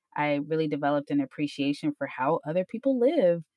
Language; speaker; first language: English; native; English